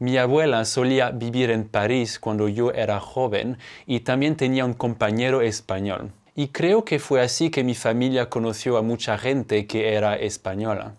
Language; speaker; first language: Spanish; non-native, fluent; French